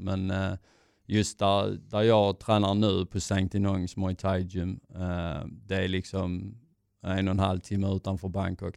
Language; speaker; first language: Swedish; native; Swedish